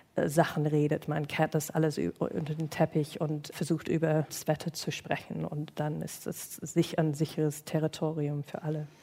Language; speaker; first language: German; non-native, fluent; English